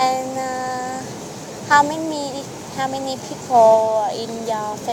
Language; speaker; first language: English; non-native, learner; Vietnamese